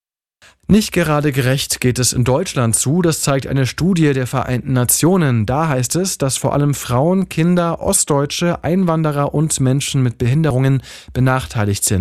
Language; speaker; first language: German; native; German